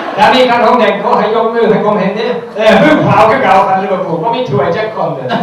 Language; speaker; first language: Thai; non-native, fluent; English